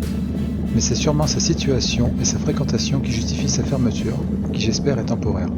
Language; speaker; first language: French; native; French